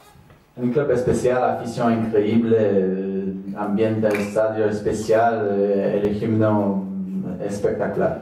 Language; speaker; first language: Spanish; non-native, learner; Polish